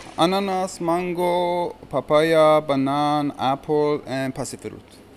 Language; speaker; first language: Dutch; non-native, learner; Persian